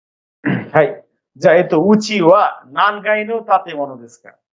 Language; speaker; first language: Japanese; non-native, fluent; Bangla